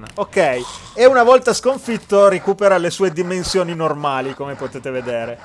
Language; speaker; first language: Italian; native; Italian